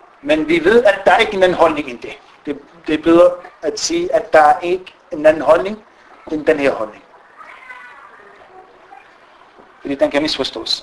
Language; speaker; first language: Danish; non-native, fluent; Arabic